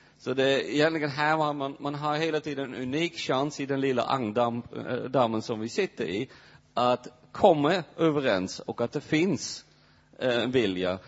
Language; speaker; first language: Swedish; non-native, fluent; Dutch